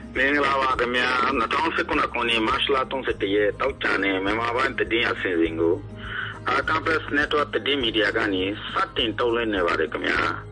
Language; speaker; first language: Burmese; non-native, local second language; Rohingya